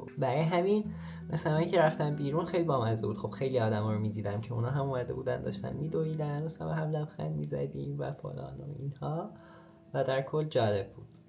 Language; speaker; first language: Persian; native; Persian